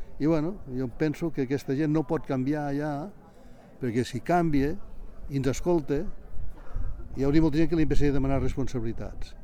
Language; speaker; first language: Catalan; native; Catalan